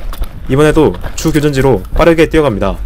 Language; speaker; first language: Korean; native; Korean